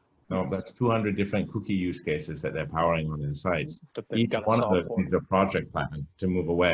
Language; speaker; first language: English; native; English